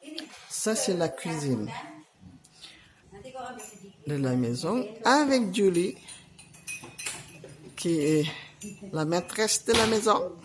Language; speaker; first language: French; non-native, fluent; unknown